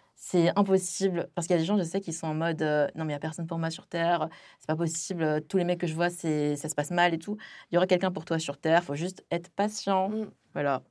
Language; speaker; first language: French; early bilingual, other home language; Chinese